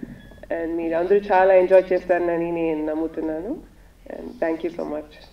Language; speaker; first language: Telugu; non-native, learner; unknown